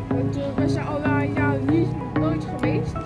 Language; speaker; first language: Dutch; early bilingual, other home language; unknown